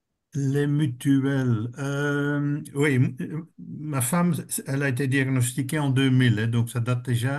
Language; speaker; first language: French; native; French